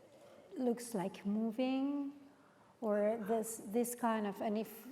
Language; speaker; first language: English; non-native, fluent; Spanish